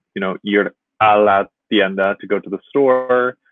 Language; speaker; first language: English; native; English